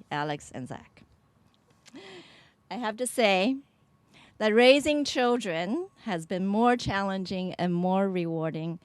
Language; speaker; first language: English; early bilingual, other home language; Chinese